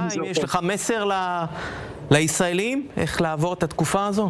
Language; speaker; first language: Hebrew; native; Hebrew